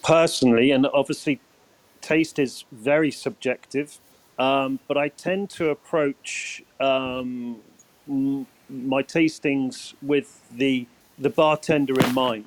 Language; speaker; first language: English; native; English